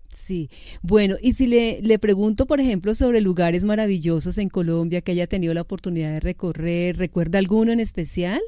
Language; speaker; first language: Spanish; native; Spanish